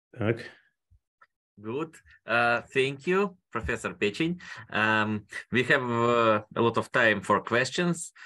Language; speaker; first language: English; non-native, fluent; Russian